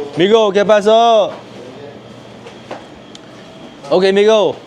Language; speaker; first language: Spanish; non-native, learner; Khmer